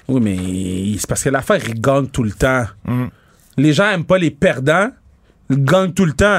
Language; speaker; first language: French; native; French